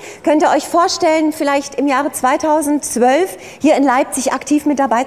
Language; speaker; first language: German; native; German